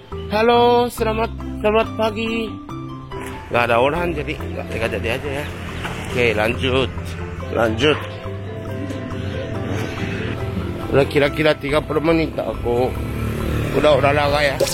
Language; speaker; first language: Indonesian; non-native, learner; Japanese